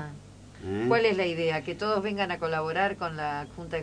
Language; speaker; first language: Spanish; native; Spanish